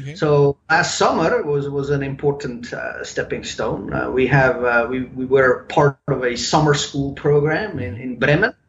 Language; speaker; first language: English; non-native, fluent; German